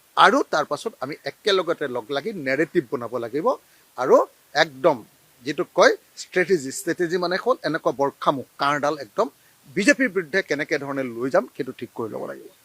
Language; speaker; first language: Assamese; native; Assamese